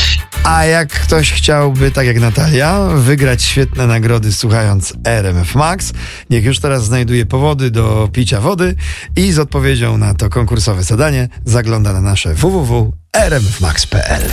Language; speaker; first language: Polish; native; Polish